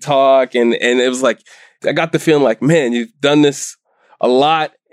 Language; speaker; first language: English; native; English